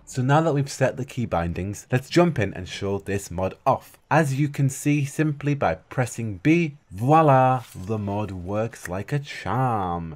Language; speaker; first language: English; native; English